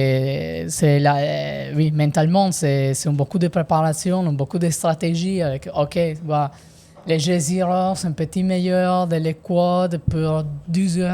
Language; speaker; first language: French; non-native, learner; Italian